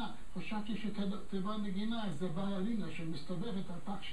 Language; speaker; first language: Hebrew; non-native, fluent; English